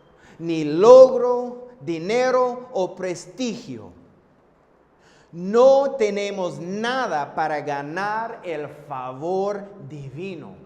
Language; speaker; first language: Spanish; non-native, fluent; English